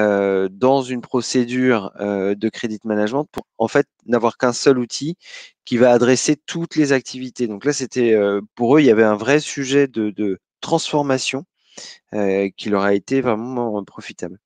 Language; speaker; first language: French; native; French